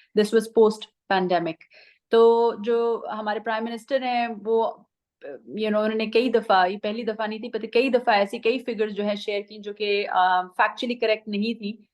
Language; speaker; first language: Urdu; non-native, fluent; Persian